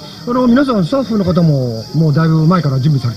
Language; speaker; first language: Japanese; native; Japanese